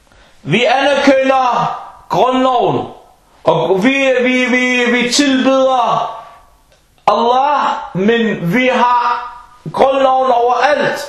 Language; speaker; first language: Danish; non-native, local second language; Arabic